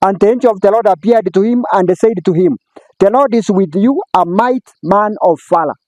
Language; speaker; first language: English; non-native, local second language; Swahili